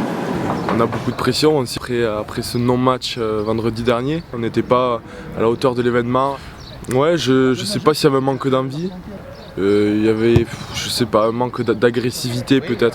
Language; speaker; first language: French; native; French